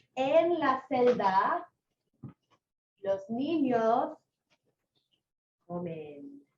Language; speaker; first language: Spanish; non-native, fluent; English